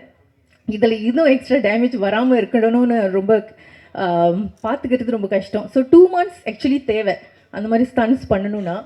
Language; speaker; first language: Tamil; native; Tamil